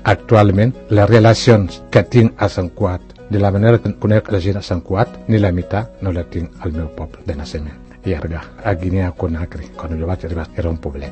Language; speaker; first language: Catalan; non-native, fluent; Wolof